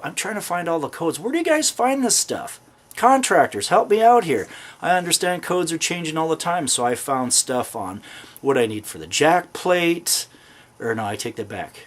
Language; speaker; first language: English; native; English